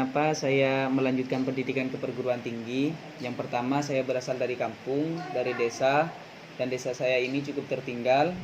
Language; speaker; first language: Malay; non-native, local second language; Madurese